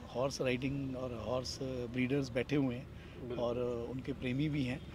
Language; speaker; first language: Hindi; native; Hindi